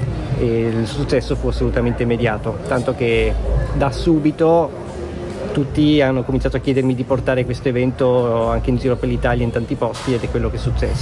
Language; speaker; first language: Italian; native; Italian